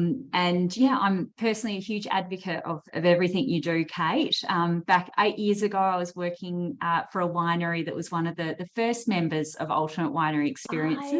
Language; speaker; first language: English; native; English